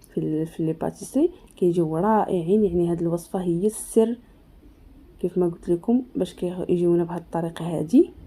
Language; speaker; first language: Arabic; native; Arabic